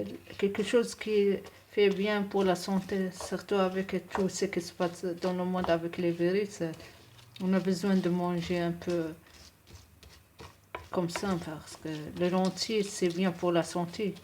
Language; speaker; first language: French; non-native, local second language; Arabic